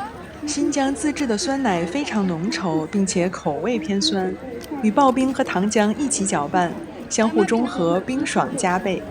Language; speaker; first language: Chinese; native; Chinese